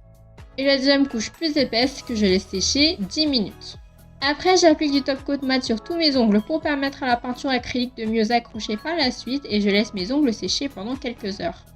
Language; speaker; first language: French; native; French